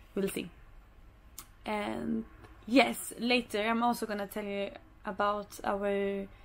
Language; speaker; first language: English; non-native, fluent; Swedish